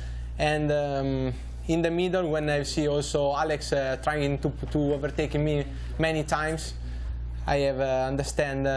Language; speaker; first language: English; non-native, learner; Italian